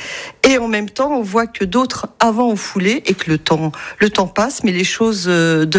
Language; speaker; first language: French; native; French